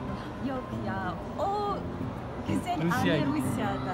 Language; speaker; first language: Turkish; non-native, learner; Russian